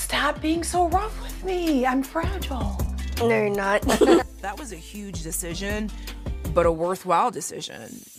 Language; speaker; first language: English; native; English